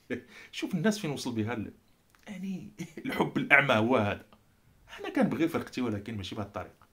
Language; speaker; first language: Arabic; native; Arabic